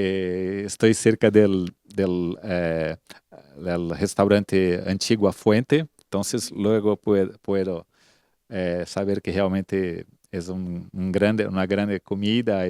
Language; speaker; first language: Spanish; non-native, fluent; Portuguese